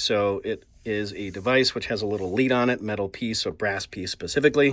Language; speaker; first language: English; native; English